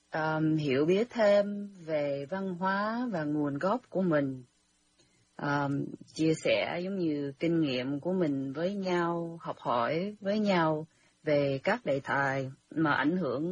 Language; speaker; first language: Vietnamese; early bilingual, heritage; Vietnamese